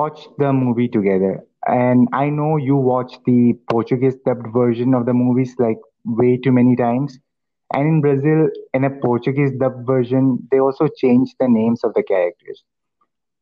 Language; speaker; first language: English; non-native, local second language; Assamese